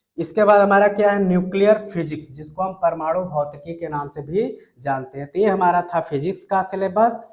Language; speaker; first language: Hindi; native; Hindi